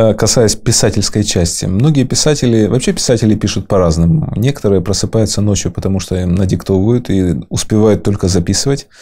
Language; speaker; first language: Russian; native; Russian